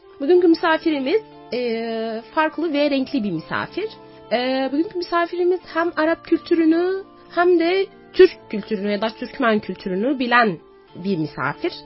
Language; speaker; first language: Turkish; non-native, fluent; Arabic